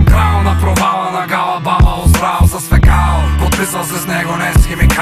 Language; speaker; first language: Bulgarian; native; Bulgarian